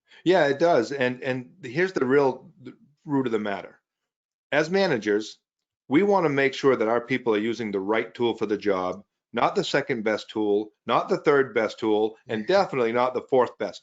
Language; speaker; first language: English; native; English